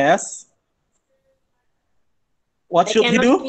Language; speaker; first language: English; non-native, fluent; Indonesian